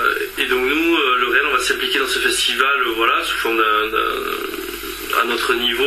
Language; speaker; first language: French; native; French